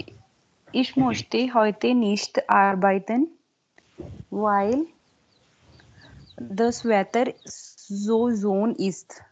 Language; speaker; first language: German; non-native, learner; Hindi